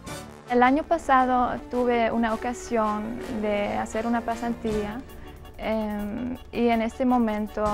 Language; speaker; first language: Spanish; non-native, fluent; Dutch